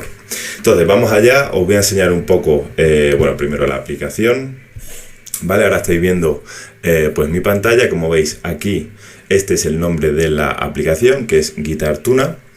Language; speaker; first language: Spanish; native; Spanish